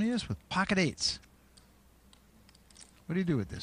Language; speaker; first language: English; native; English